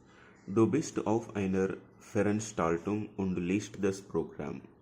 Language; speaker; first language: German; non-native, fluent; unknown